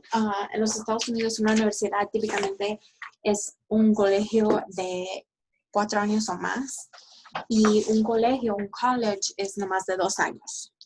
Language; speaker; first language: Spanish; early bilingual, heritage; Spanish